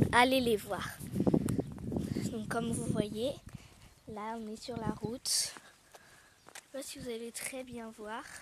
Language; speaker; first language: French; native; French